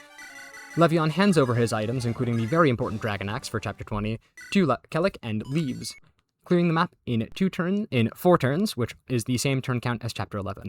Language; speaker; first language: English; native; English